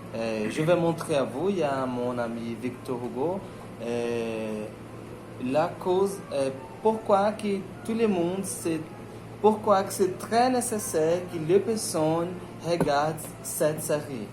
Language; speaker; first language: French; non-native, learner; Portuguese